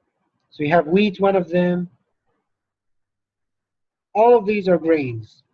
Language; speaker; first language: English; non-native, fluent; Arabic